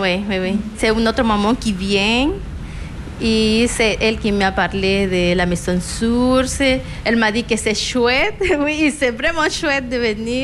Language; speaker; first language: French; non-native, learner; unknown